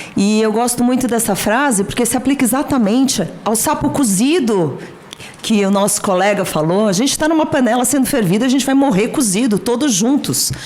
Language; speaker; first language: Portuguese; native; Portuguese